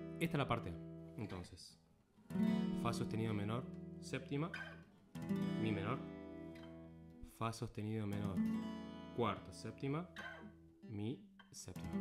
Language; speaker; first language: Spanish; native; Spanish